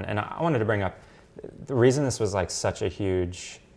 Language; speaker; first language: English; native; English